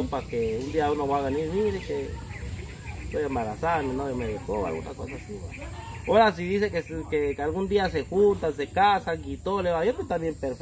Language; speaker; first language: Spanish; native; Spanish